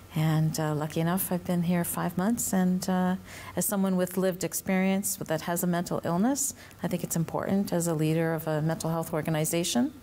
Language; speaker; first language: English; native; English